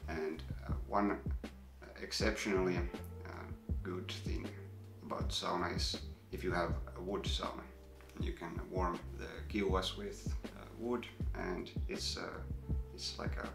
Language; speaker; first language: English; non-native, fluent; Finnish